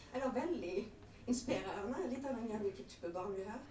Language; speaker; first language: Norwegian; non-native, fluent; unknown